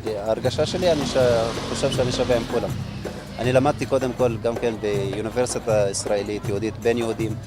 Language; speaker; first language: Hebrew; non-native, local second language; Arabic